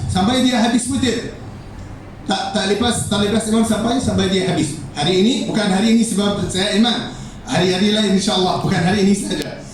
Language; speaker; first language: Malay; non-native, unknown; Arabic